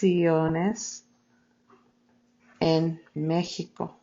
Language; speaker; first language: Spanish; non-native, fluent; English